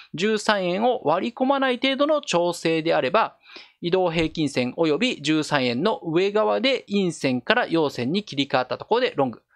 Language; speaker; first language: Japanese; native; Japanese